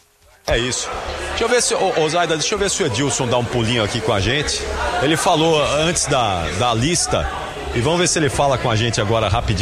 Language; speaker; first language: Portuguese; native; Portuguese